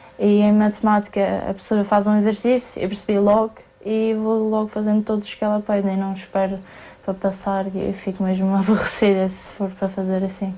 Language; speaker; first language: Portuguese; early bilingual, other home language; German